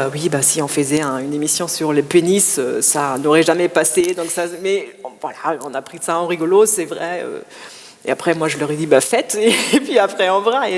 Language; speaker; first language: French; non-native, fluent; German